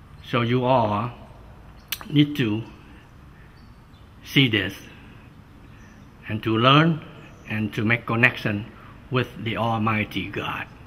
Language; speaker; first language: English; non-native, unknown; Vietnamese